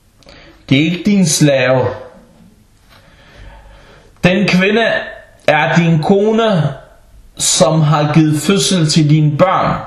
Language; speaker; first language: Danish; non-native, local second language; Arabic